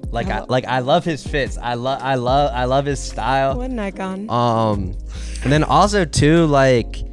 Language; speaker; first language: English; native; English